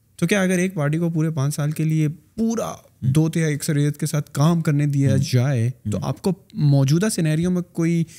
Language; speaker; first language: Urdu; native; Urdu